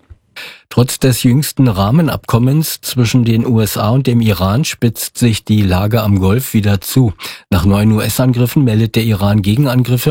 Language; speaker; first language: German; native; German